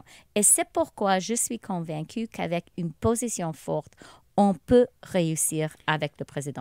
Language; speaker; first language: French; non-native, local second language; English